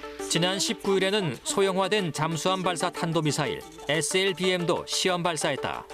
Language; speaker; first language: Korean; native; Korean